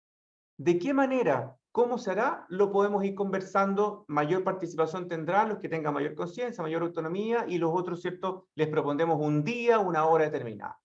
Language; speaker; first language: Spanish; native; Spanish